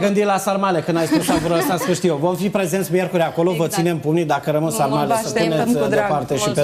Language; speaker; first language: Romanian; native; Romanian